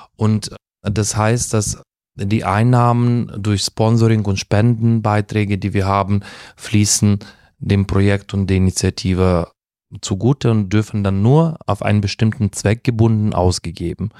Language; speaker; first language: German; non-native, fluent; Russian